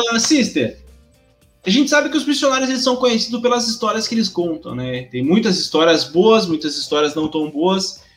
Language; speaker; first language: Portuguese; native; Portuguese